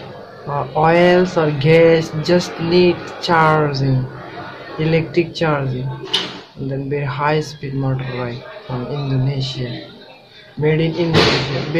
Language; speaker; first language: English; non-native, learner; Bangla